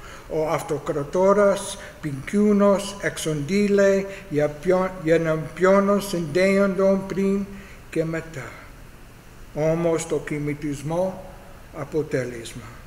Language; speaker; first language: Greek; non-native, learner; English